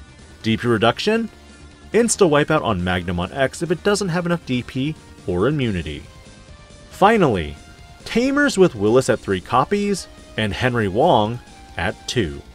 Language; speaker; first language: English; native; English